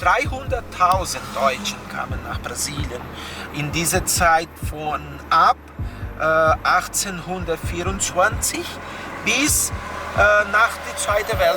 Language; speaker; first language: German; non-native, fluent; Portuguese